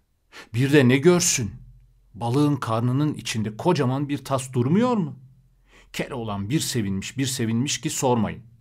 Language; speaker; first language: Turkish; native; Turkish